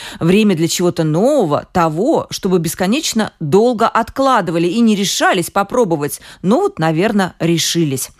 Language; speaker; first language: Russian; native; Russian